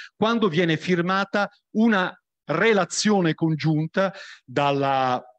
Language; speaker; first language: Italian; native; Italian